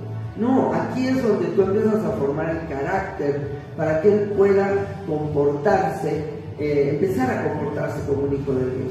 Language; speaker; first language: Spanish; native; Spanish